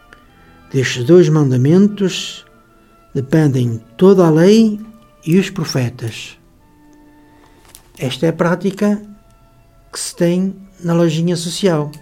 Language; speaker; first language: Portuguese; native; Portuguese